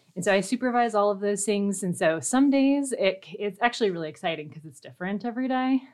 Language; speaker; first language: English; native; English